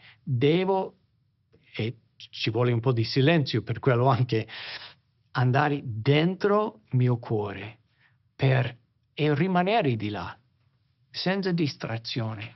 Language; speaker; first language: Italian; non-native, fluent; English